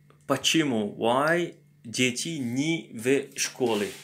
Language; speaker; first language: Russian; non-native, learner; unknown